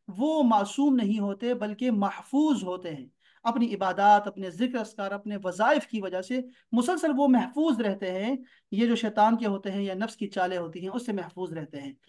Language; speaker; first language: Urdu; native; Urdu